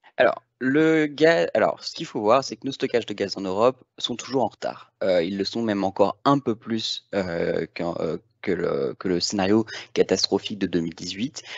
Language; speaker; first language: French; native; French